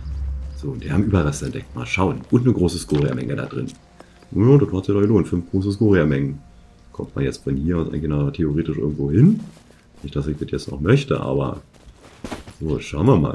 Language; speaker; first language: German; native; German